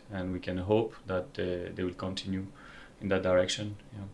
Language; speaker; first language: English; non-native, fluent; French